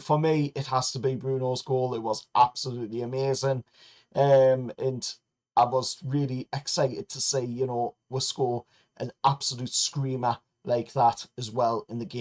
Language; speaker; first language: English; native; English